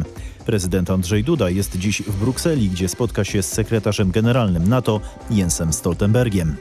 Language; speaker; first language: Polish; native; Polish